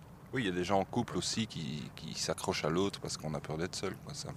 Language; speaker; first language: French; native; French